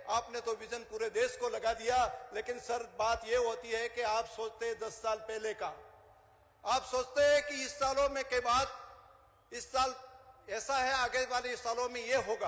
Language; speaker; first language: Hindi; non-native, local second language; Gujarati